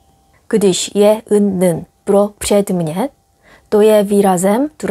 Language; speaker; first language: Czech; non-native, fluent; Korean